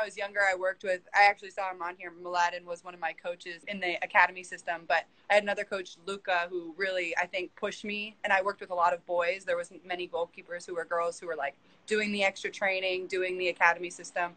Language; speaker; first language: English; native; English